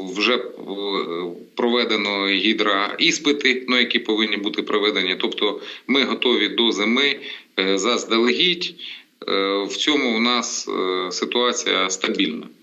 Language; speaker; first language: Ukrainian; non-native, local second language; Russian